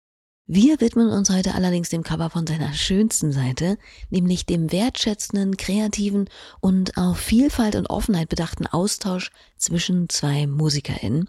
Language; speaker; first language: German; native; German